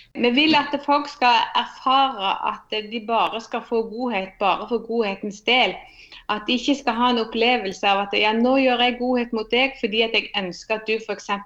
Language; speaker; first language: Norwegian; native; Norwegian